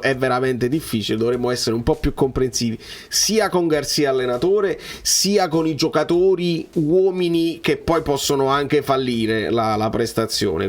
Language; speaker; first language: Italian; native; Italian